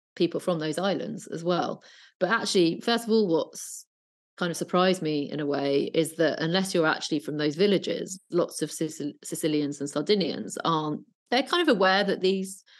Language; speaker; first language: English; native; English